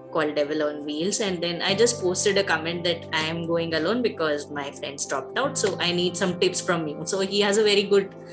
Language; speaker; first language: English; non-native, local second language; Hindi